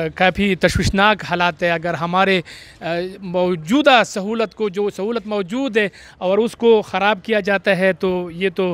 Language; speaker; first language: Urdu; non-native, local second language; Pashto